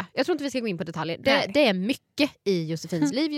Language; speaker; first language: Swedish; native; Swedish